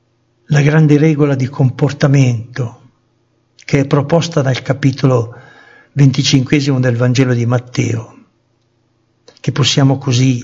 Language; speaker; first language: Italian; native; Italian